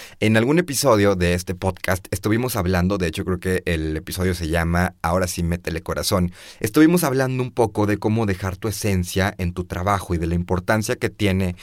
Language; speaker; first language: Spanish; native; Spanish